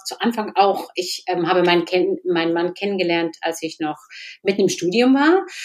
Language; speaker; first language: German; native; German